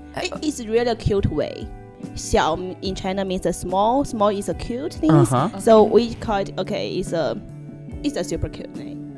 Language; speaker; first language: English; non-native, learner; Chinese